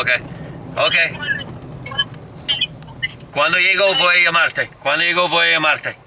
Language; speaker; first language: Spanish; non-native, learner; English